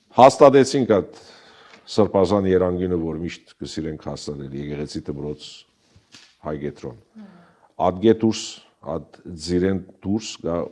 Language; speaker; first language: Armenian; early bilingual, heritage; Armenian